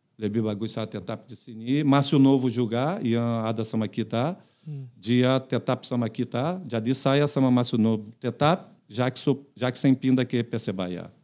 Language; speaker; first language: Indonesian; non-native, fluent; Portuguese